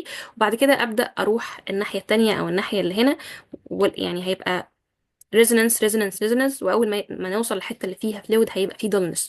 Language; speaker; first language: Arabic; native; Arabic